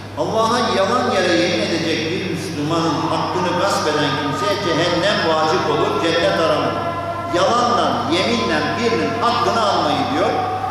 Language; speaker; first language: Turkish; non-native, fluent; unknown